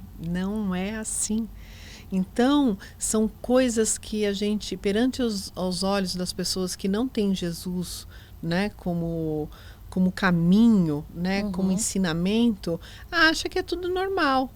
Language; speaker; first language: Portuguese; native; Portuguese